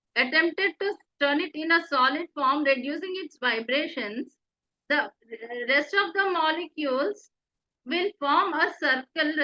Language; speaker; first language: English; non-native, local second language; Telugu